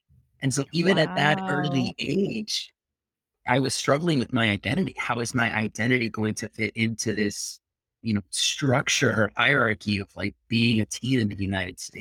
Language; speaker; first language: English; early bilingual, other home language; Spanish